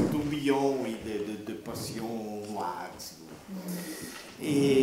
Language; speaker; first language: French; non-native, learner; Italian